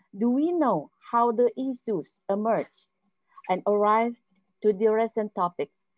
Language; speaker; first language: English; non-native, fluent; Indonesian